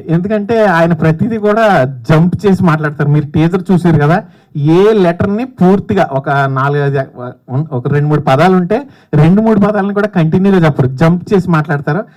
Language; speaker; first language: Telugu; native; Telugu